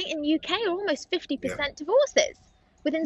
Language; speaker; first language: English; native; English